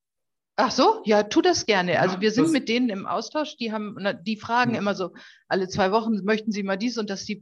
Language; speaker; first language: German; native; German